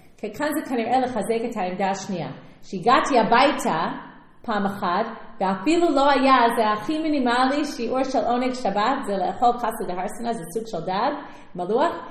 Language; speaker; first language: Hebrew; non-native, fluent; English